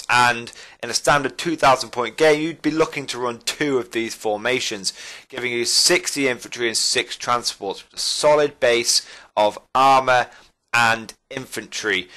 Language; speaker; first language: English; native; English